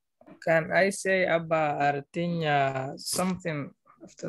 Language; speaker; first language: English; non-native, fluent; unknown